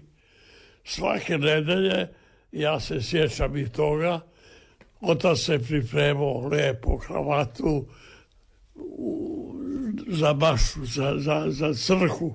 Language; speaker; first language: Serbian; native; Serbian